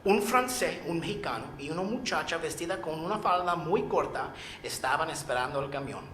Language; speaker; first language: Spanish; early bilingual, other home language; English